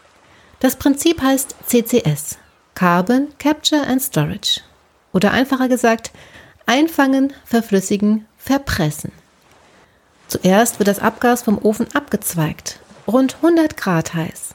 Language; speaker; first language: German; native; German